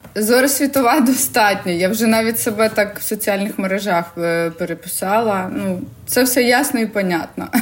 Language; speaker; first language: Ukrainian; non-native, local second language; Russian